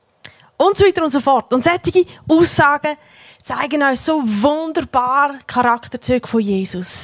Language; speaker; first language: German; native; German